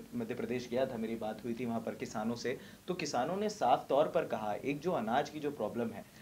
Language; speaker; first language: Hindi; native; Hindi